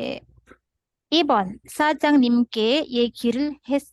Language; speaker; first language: Korean; non-native, learner; Indonesian